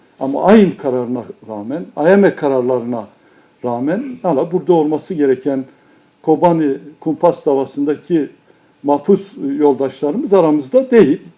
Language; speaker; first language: Turkish; non-native, local second language; Kurdish